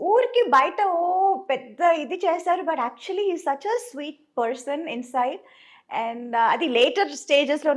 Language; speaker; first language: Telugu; non-native, fluent; Tamil